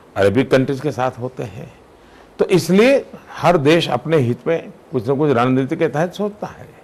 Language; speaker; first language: Hindi; non-native, local second language; Gujarati